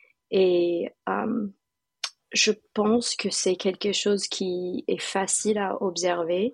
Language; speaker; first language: French; non-native, fluent; English